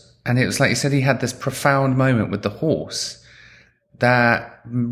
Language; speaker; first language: English; native; English